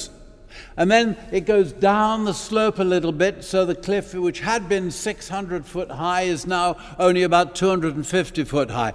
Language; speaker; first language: English; native; English